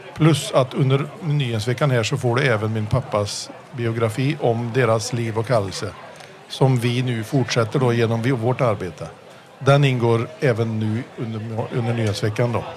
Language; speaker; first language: Swedish; early bilingual, heritage; Swedish